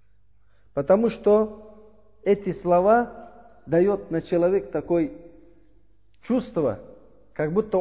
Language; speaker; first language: Russian; non-native, learner; Uzbek